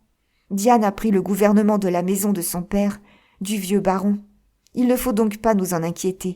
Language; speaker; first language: French; native; French